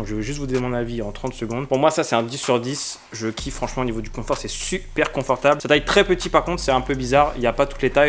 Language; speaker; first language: French; native; French